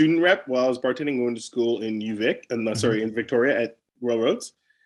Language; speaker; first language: English; native; English